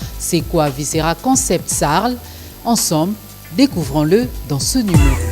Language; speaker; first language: French; non-native, local second language; Lingala